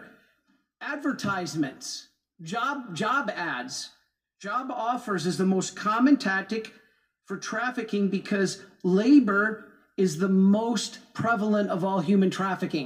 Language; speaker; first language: English; native; English